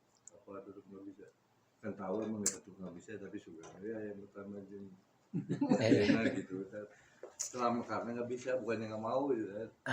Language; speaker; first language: Indonesian; native; Indonesian